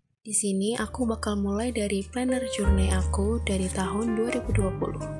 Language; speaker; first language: Indonesian; native; Indonesian